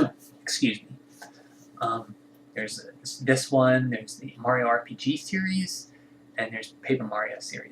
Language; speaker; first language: English; native; English